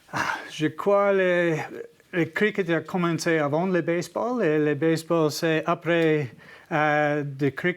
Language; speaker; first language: French; non-native, learner; English